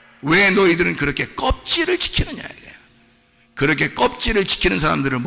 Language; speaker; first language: Korean; native; Korean